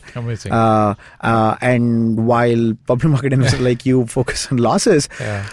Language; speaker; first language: English; non-native, local second language; Kannada